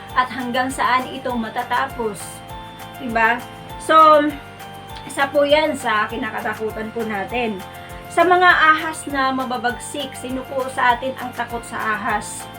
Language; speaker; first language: Filipino; non-native, local second language; Cebuano